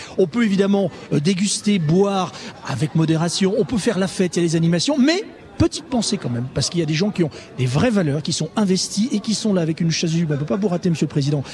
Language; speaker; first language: French; native; French